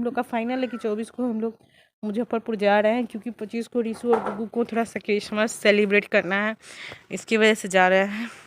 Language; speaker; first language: Hindi; native; Hindi